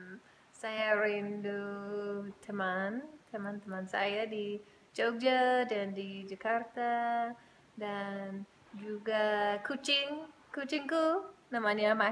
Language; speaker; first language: Indonesian; early bilingual, heritage; English